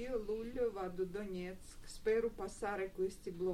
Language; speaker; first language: Italian; non-native, learner; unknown